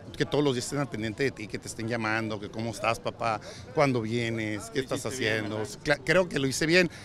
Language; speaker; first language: Spanish; native; Spanish